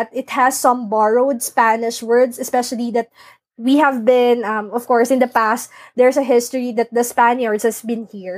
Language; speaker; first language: English; non-native, local second language; Filipino